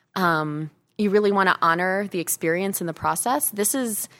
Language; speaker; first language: English; native; English